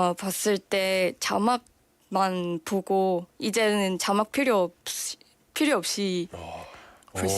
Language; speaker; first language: Korean; non-native, fluent; Indonesian